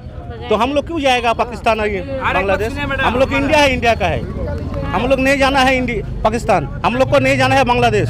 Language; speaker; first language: Hindi; non-native, local second language; Bangla